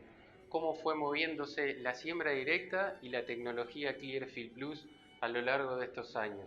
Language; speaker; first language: Spanish; native; Spanish